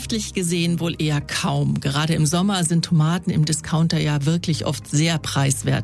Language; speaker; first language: German; native; German